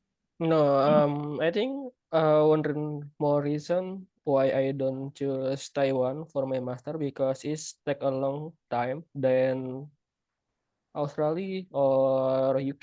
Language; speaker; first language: English; non-native, learner; Indonesian